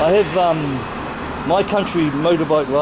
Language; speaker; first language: English; native; English